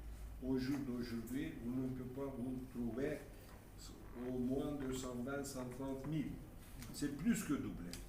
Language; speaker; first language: French; non-native, fluent; Turkish